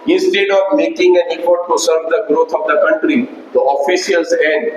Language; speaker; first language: English; non-native, local second language; Gujarati